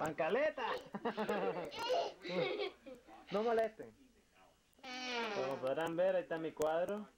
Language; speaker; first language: Spanish; native; Spanish